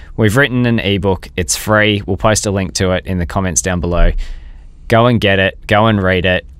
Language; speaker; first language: English; native; English